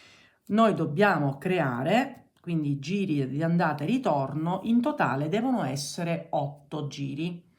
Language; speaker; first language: Italian; native; Italian